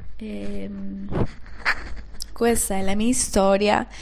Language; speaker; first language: Italian; non-native, fluent; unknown